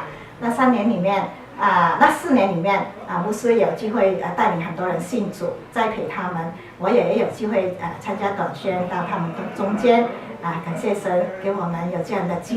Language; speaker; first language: Chinese; non-native, local second language; Cantonese